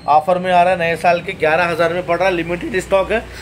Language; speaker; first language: Hindi; non-native, local second language; Urdu